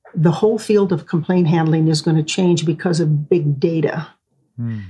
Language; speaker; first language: English; native; English